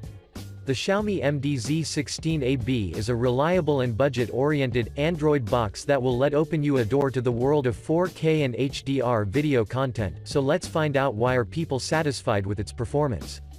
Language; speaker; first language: English; non-native, fluent; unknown